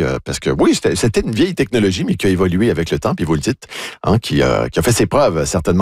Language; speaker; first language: French; native; French